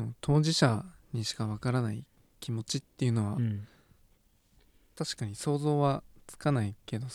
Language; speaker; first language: Japanese; native; Japanese